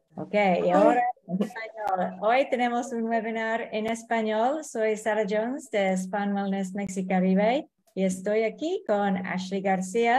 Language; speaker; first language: Spanish; non-native, fluent; English